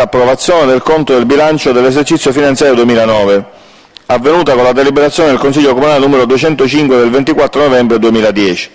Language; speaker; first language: Italian; native; Italian